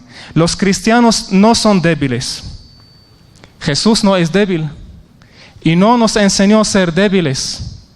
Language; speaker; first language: Spanish; non-native, fluent; Arabic